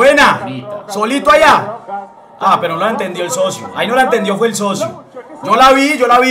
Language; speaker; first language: Spanish; native; Spanish